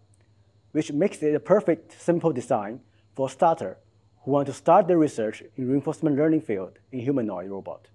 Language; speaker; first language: English; non-native, fluent; Chinese